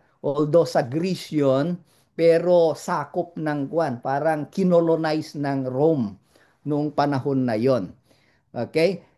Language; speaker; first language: Filipino; non-native, local second language; Iloko